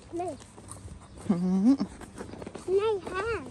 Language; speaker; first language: Swedish; early bilingual, other home language; Mongolian